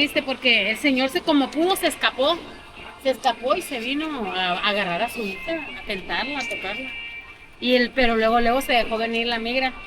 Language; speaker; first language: Spanish; native; Spanish